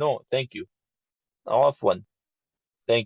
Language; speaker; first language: English; non-native, learner; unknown